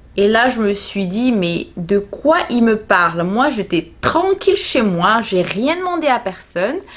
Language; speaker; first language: French; native; French